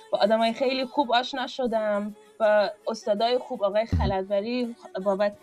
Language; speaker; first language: Persian; early bilingual, heritage; Persian